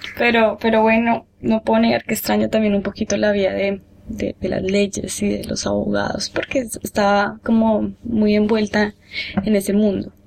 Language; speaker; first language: Spanish; native; Spanish